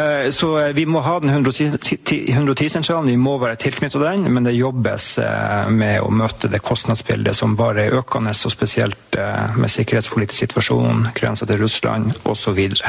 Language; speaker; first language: Norwegian; native; Norwegian